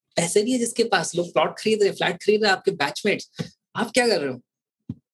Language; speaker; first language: Hindi; native; Hindi